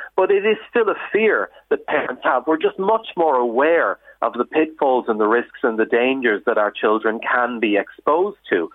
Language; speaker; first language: English; native; English